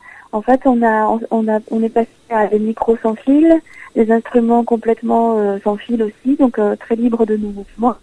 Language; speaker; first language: French; native; French